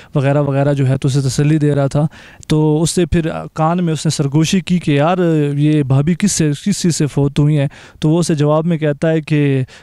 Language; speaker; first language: Urdu; non-native, local second language; Pashto